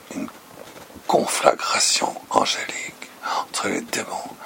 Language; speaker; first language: French; native; French